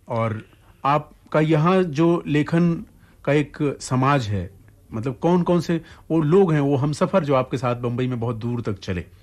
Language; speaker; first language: Hindi; native; Hindi